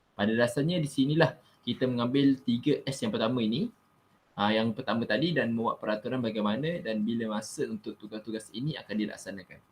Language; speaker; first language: Malay; native; Malay